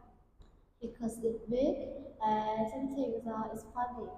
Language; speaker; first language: English; non-native, learner; Vietnamese